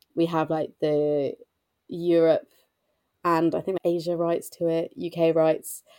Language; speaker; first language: English; native; English